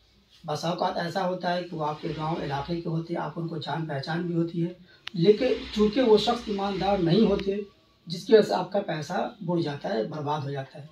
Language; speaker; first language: Hindi; native; Hindi